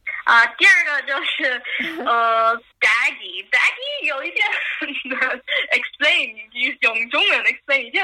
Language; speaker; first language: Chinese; non-native, fluent; English